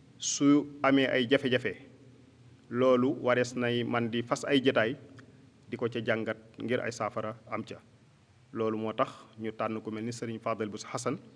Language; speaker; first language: Wolof; native; Wolof